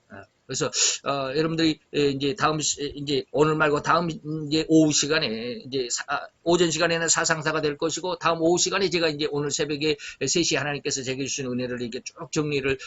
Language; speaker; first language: Korean; native; Korean